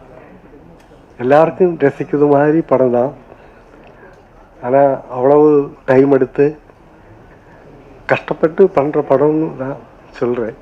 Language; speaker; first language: Tamil; non-native, learner; Malayalam